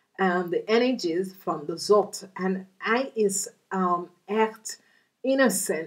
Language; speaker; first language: Dutch; non-native, learner; English